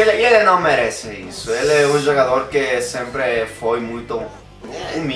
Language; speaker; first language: Portuguese; non-native, fluent; Spanish